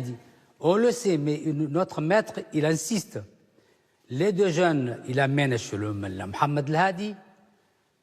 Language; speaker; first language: French; non-native, fluent; Assyrian Neo-Aramaic